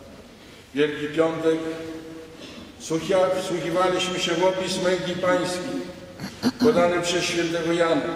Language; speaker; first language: Polish; native; Polish